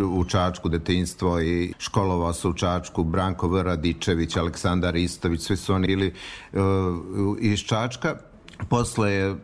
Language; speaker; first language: Serbian; native; Serbian